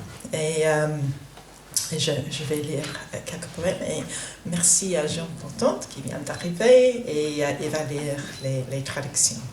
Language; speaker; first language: French; non-native, fluent; English